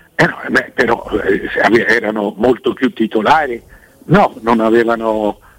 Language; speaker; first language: Italian; native; Italian